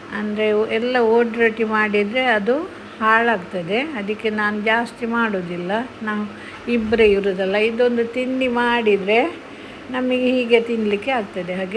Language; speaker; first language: Kannada; non-native, local second language; Konkani